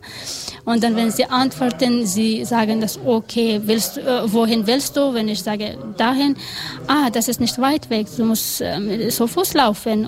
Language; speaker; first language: German; non-native, learner; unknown